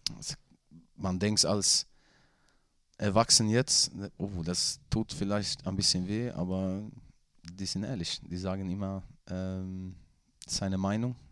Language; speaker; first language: German; non-native, fluent; Swedish